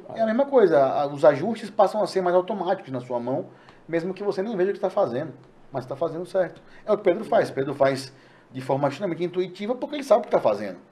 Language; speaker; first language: Portuguese; native; Portuguese